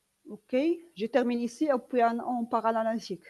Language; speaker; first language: French; non-native, local second language; Arabic